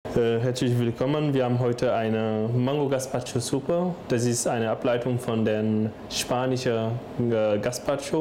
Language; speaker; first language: German; non-native, fluent; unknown